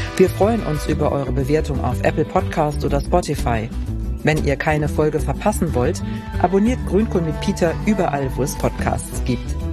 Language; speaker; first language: German; native; German